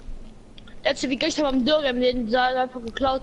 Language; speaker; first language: German; non-native, local second language; Luxembourgish